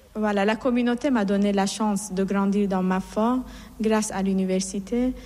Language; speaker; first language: French; non-native, fluent; Persian